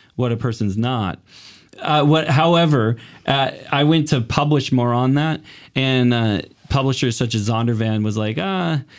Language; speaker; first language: English; native; English